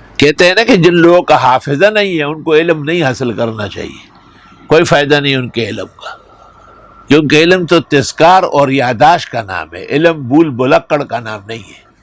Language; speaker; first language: Urdu; non-native, local second language; Pashto